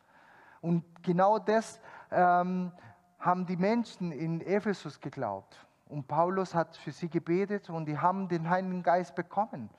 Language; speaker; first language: German; non-native, fluent; Spanish